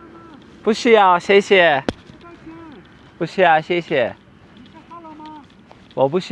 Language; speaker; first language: Chinese; non-native, learner; Turkish